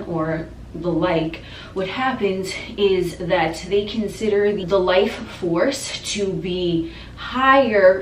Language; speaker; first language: English; native; English